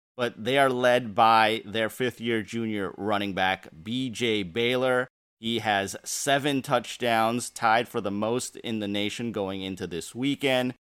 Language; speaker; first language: English; native; English